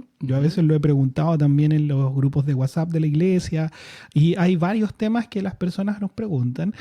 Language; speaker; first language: Spanish; native; Spanish